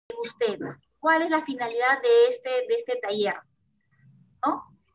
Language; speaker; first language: Spanish; native; Spanish